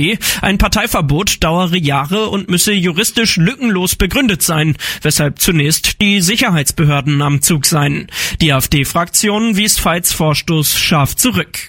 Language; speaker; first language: German; native; German